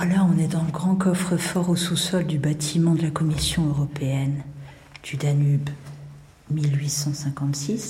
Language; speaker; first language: French; native; French